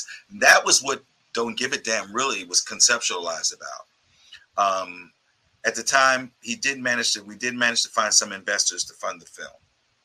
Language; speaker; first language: English; native; English